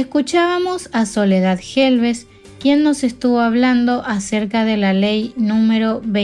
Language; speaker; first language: Spanish; native; Spanish